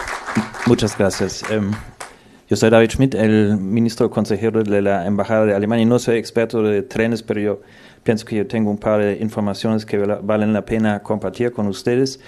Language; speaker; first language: Spanish; non-native, fluent; German